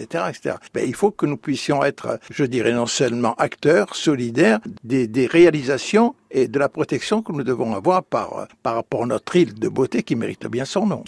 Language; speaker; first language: French; native; French